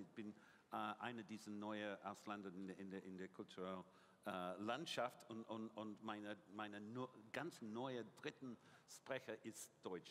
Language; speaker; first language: German; non-native, learner; English